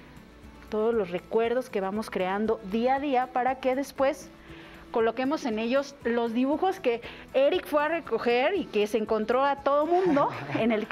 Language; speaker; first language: Spanish; native; Spanish